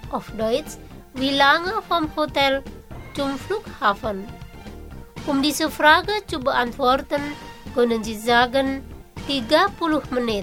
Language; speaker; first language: German; non-native, learner; Indonesian